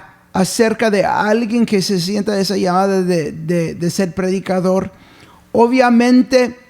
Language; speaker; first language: Spanish; early bilingual, heritage; English